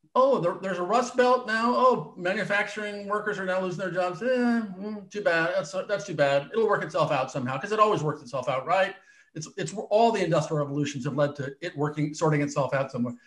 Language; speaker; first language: English; native; English